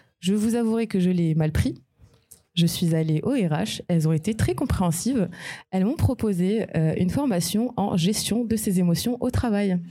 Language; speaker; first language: French; non-native, local second language; Arabic